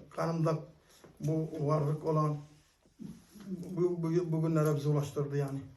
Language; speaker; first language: Turkish; early bilingual, heritage; Arabic